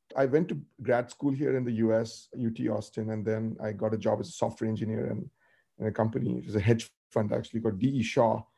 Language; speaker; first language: English; non-native, local second language; Tamil